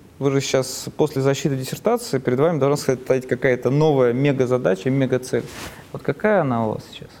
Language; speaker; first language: Russian; native; Russian